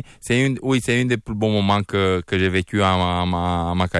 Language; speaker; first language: French; non-native, fluent; Romanian